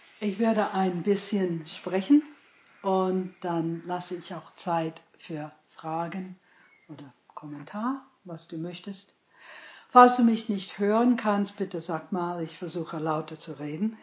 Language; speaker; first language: German; non-native, fluent; English